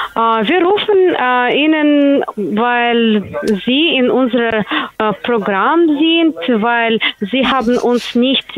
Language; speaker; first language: German; non-native, learner; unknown